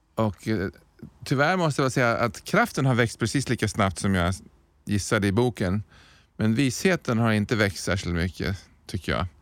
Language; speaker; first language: Swedish; native; Swedish